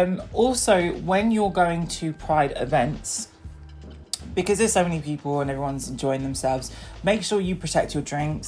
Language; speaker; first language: English; native; English